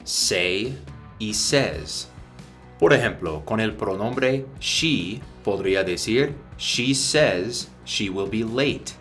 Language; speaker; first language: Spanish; non-native, fluent; English